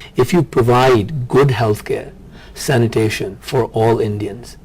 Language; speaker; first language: English; non-native, local second language; Punjabi